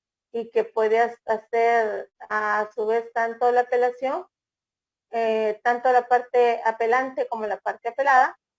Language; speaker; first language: Spanish; native; Spanish